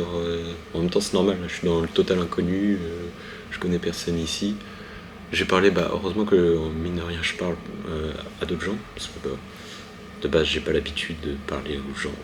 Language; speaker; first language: French; native; French